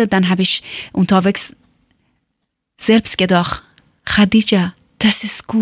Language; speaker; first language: German; non-native, learner; Persian